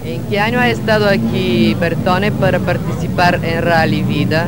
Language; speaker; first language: Spanish; non-native, fluent; Bulgarian